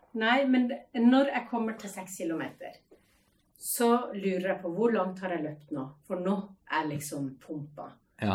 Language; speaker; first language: Norwegian; native; Norwegian